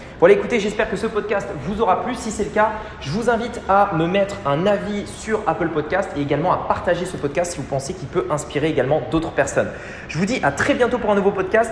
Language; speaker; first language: French; native; French